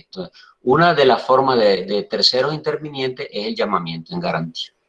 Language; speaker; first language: Spanish; native; Spanish